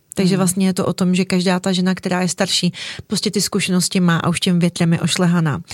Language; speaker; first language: Czech; early bilingual, other home language; Russian